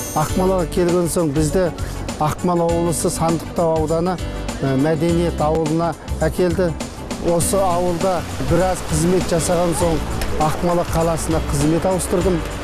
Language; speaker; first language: Kazakh; early bilingual, heritage; Kazakh